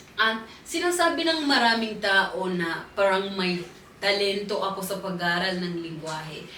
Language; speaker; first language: Filipino; non-native, fluent; Swahili